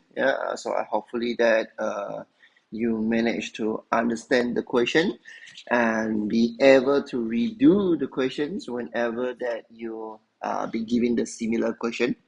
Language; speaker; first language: English; non-native, local second language; Chinese